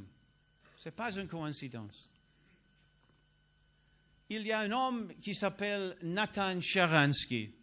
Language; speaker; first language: French; non-native, learner; English